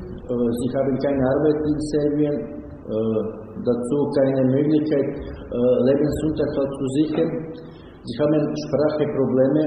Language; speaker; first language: German; non-native, learner; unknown